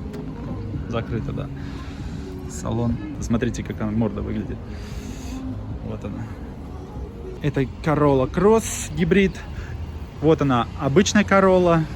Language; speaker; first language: Russian; native; Russian